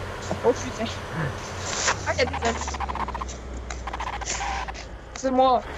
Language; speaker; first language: French; native; French